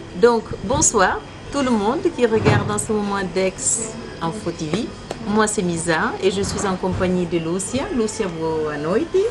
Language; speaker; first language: French; early bilingual, other home language; Kabuverdianu